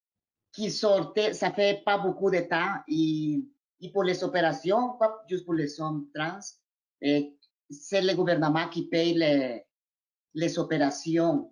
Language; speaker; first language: French; non-native, fluent; Spanish